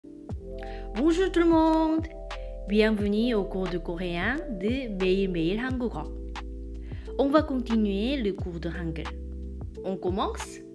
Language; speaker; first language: French; non-native, fluent; Korean